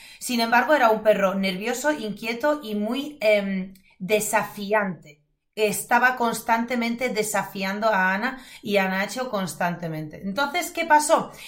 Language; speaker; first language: Spanish; non-native, fluent; Polish